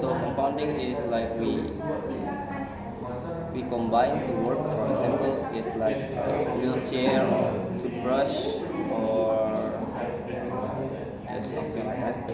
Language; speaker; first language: English; non-native, learner; Indonesian